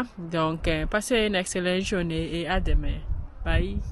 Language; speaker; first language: French; non-native, learner; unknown